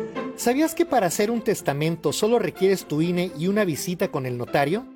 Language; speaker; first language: Spanish; native; Spanish